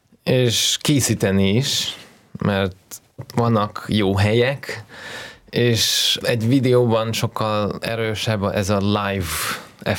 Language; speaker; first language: Hungarian; non-native, fluent; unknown